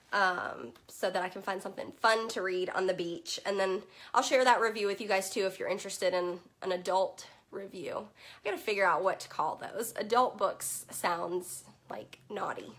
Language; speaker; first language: English; native; English